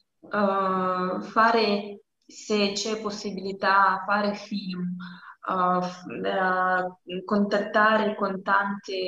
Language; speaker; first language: Italian; non-native, learner; Russian